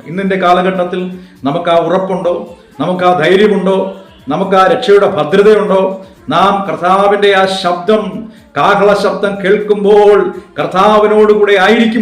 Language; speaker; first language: Malayalam; native; Malayalam